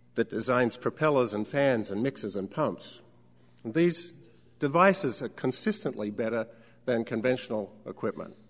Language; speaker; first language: English; native; English